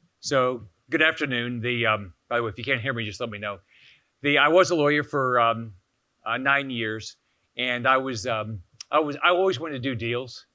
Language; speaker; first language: English; native; English